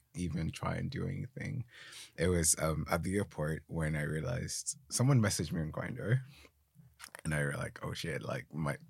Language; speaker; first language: English; non-native, local second language; Akan